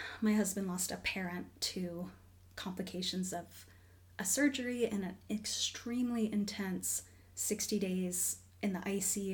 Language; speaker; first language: English; native; English